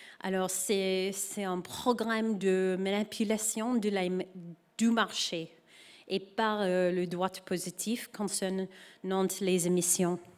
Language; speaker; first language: French; non-native, learner; English